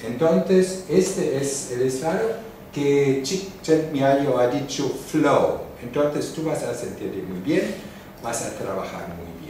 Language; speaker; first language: Spanish; non-native, fluent; German